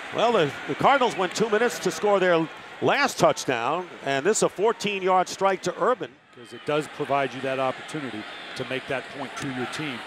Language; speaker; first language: English; native; English